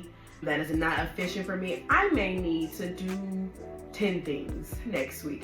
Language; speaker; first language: English; native; English